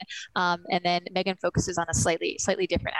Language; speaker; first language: English; native; English